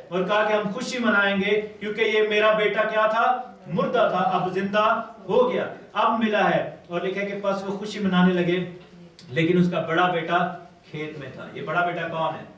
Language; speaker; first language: Urdu; non-native, local second language; Pashto